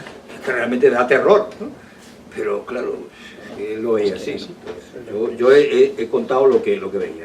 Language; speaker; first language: Spanish; native; Spanish